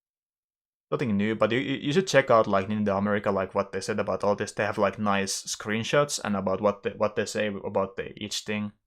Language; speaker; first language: English; non-native, fluent; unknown